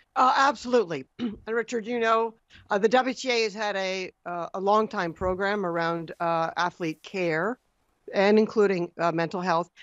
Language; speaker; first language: English; native; English